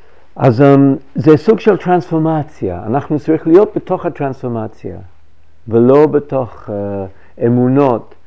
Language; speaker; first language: Hebrew; non-native, fluent; English